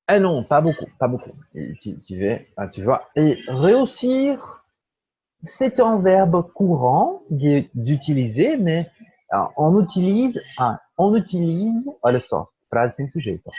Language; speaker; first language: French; non-native, fluent; Portuguese